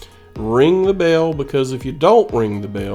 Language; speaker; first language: English; native; English